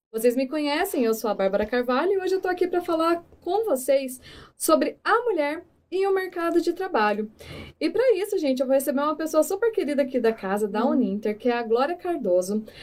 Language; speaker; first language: Portuguese; native; Portuguese